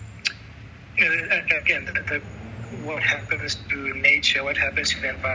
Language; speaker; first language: English; non-native, local second language; Tswana